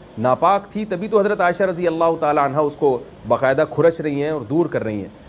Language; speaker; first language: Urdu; native; Urdu